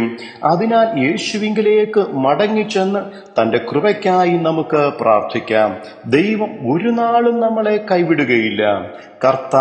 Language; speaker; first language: Malayalam; native; Malayalam